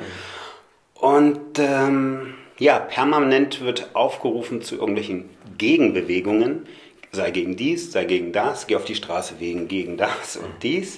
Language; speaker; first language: German; native; German